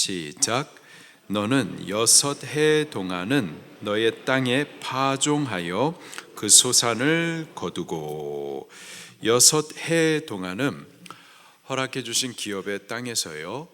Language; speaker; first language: Korean; native; Korean